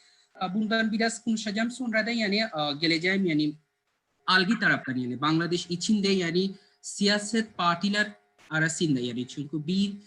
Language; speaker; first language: Turkish; non-native, learner; Bangla